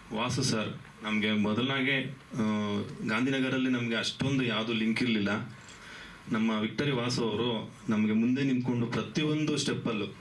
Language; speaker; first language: Kannada; native; Kannada